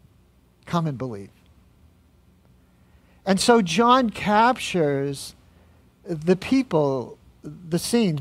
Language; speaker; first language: English; native; English